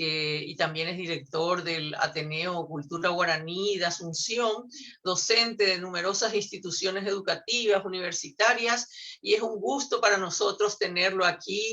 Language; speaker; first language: Spanish; native; Spanish